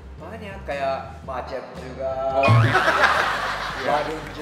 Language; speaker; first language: Indonesian; non-native, fluent; Japanese